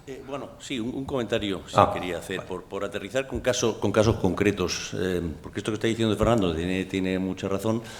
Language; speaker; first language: Spanish; native; Spanish